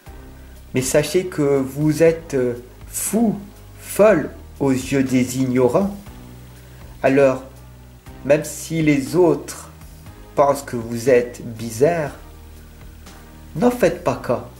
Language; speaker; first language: French; native; French